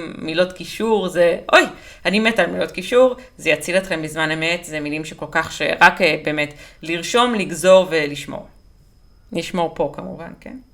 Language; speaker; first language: Hebrew; native; Hebrew